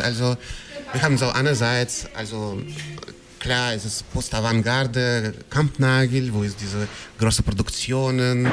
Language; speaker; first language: German; non-native, fluent; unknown